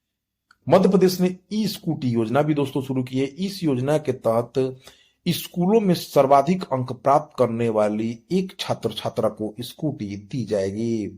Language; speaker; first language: Hindi; native; Hindi